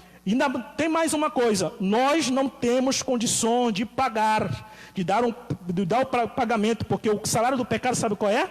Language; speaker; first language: Portuguese; native; Portuguese